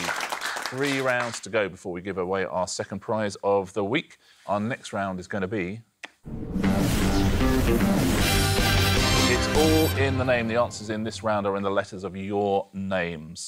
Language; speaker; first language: English; native; English